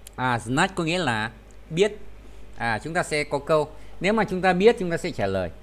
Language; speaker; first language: Vietnamese; native; Vietnamese